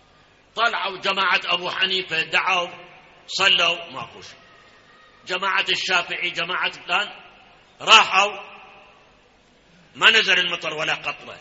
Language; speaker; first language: Arabic; native; Arabic